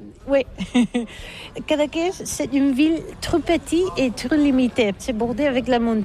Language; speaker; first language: French; non-native, learner; Catalan